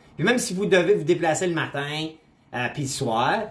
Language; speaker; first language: French; native; French